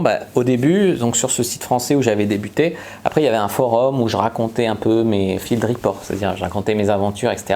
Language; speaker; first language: French; native; French